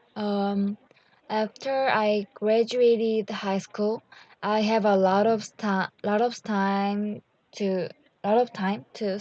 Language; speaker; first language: English; non-native, learner; Korean